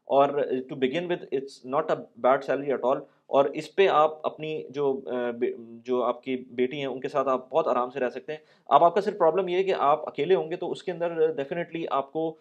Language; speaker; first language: Urdu; native; Urdu